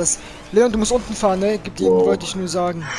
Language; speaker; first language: German; native; German